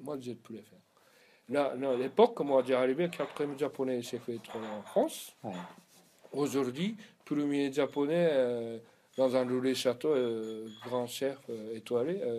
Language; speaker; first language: French; non-native, learner; Japanese